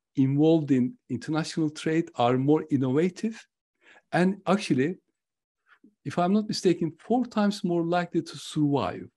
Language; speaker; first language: English; non-native, fluent; Turkish